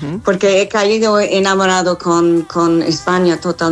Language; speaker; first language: Spanish; non-native, fluent; English